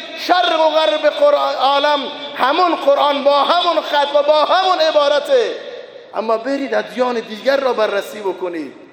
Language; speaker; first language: Persian; non-native, local second language; Baluchi